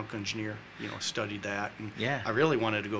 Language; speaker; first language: English; native; English